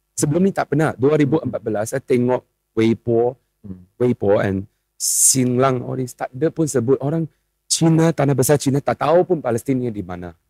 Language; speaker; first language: Malay; non-native, local second language; Chinese